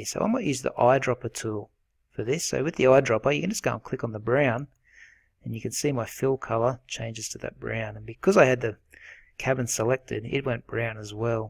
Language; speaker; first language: English; native; English